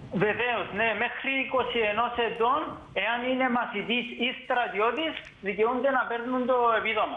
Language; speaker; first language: Greek; native; Greek